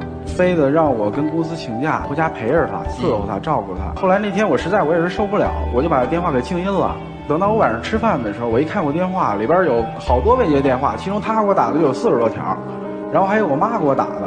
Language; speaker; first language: Chinese; native; Chinese